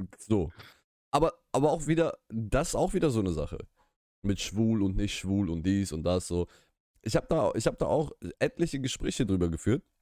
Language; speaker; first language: German; early bilingual, other home language; Russian